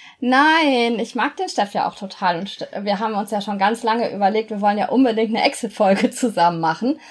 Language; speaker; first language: German; native; German